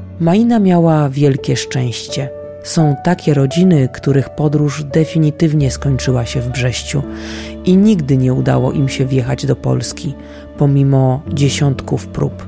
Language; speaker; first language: Polish; native; Polish